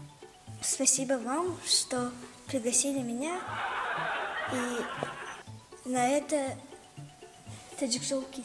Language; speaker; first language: Russian; non-native, learner; Tajik